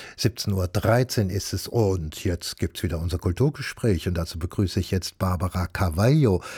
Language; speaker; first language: German; native; German